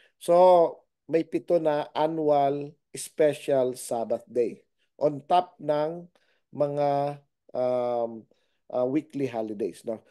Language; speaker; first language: Filipino; native; Filipino